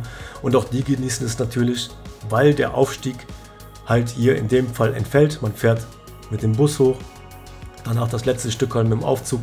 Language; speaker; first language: German; native; German